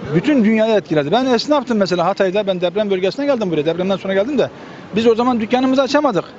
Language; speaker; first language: Turkish; native; Turkish